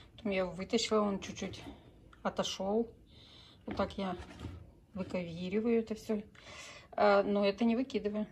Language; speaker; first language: Russian; native; Russian